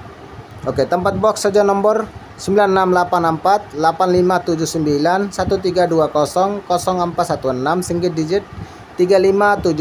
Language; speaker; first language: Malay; non-native, learner; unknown